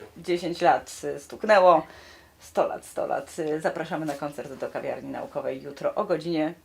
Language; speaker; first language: Polish; native; Polish